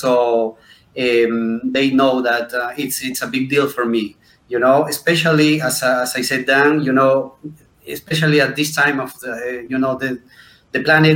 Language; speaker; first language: English; non-native, fluent; Spanish